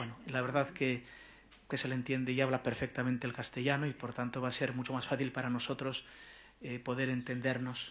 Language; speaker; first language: Spanish; native; Spanish